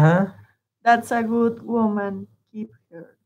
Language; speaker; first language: English; non-native, learner; Spanish